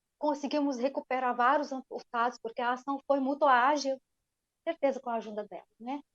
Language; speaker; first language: Portuguese; non-native, fluent; Arabic